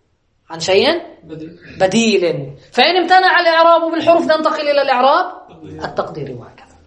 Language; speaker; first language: Arabic; native; Arabic